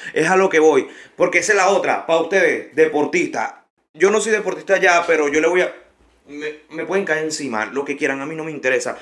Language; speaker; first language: Spanish; native; Spanish